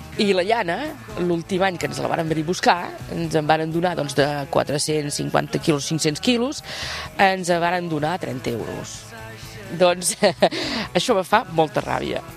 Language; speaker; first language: Catalan; non-native, local second language; French